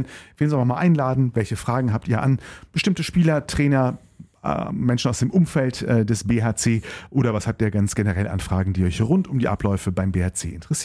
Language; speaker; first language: German; native; German